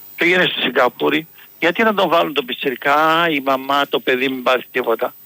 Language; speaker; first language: Greek; native; Greek